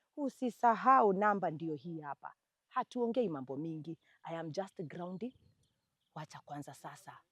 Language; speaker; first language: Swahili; native; Swahili